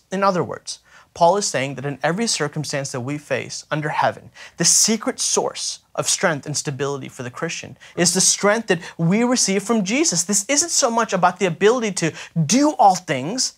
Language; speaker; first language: English; native; English